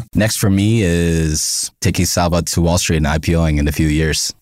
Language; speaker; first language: English; native; English